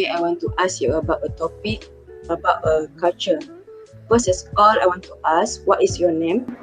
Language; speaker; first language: English; non-native, local second language; Malay